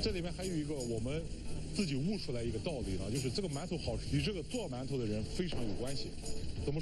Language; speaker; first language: Chinese; native; Chinese